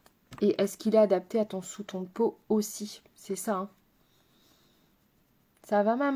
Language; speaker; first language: French; native; French